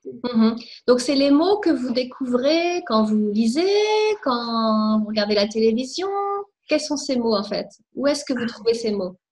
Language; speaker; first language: French; native; French